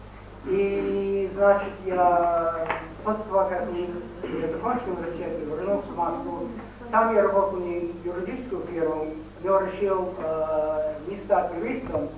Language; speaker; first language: Russian; non-native, fluent; English